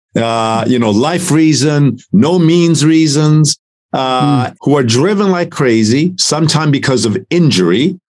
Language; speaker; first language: English; non-native, fluent; Italian